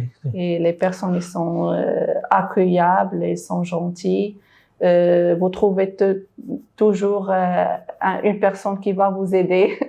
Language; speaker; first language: French; non-native, local second language; Arabic